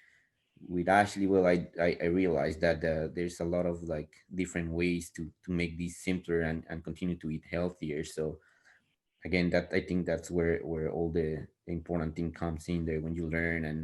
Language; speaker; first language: English; non-native, fluent; Spanish